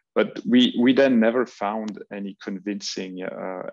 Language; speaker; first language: English; non-native, fluent; French